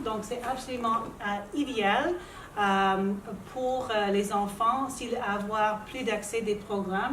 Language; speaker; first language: French; non-native, local second language; English